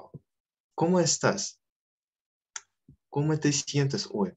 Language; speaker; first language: Spanish; non-native, learner; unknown